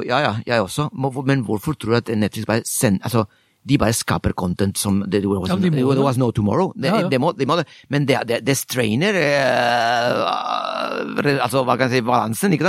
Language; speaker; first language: Norwegian; non-native, fluent; Spanish